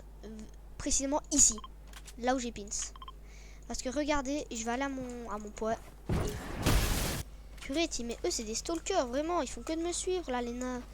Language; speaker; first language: French; native; French